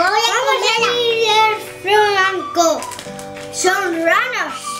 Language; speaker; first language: Spanish; native; Spanish